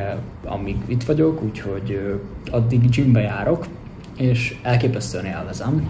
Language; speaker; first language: Hungarian; native; Hungarian